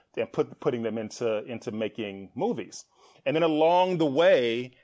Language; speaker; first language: English; native; English